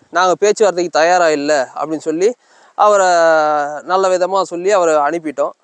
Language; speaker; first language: Tamil; native; Tamil